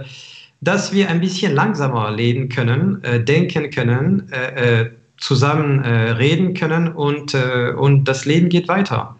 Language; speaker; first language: German; non-native, fluent; French